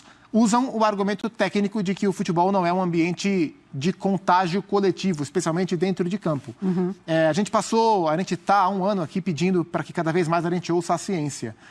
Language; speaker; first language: Portuguese; native; Portuguese